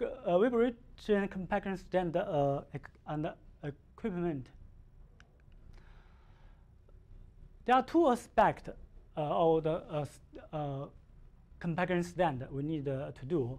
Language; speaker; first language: English; non-native, learner; Chinese